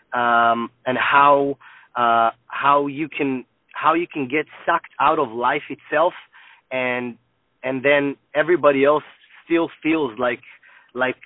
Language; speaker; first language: English; non-native, fluent; Hebrew